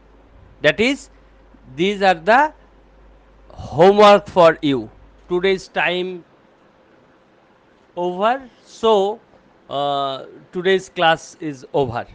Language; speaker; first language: English; non-native, local second language; Bangla